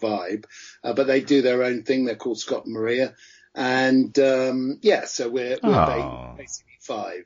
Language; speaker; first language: English; native; English